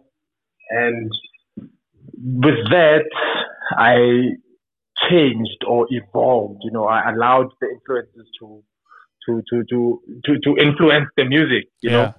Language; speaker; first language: English; non-native, local second language; Tsonga